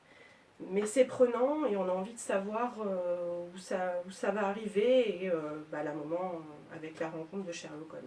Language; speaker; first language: French; native; French